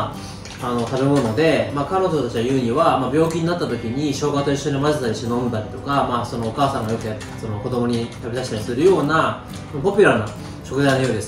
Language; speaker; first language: Japanese; native; Japanese